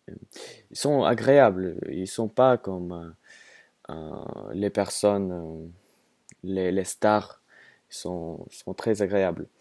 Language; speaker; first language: French; non-native, fluent; Russian